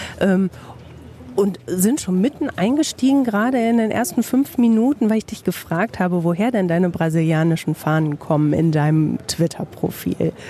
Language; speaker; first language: German; native; German